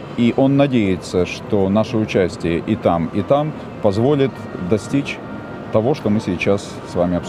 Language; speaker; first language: Russian; native; Russian